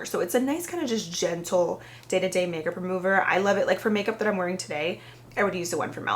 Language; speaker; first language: English; native; English